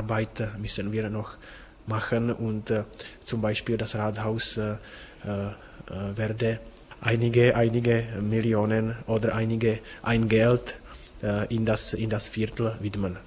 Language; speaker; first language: German; non-native, fluent; Czech